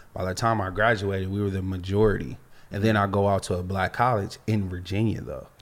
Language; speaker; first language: English; native; English